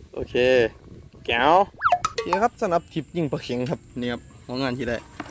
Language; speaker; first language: Thai; native; Thai